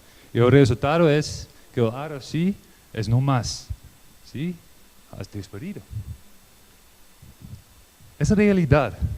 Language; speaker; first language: Spanish; non-native, learner; Dutch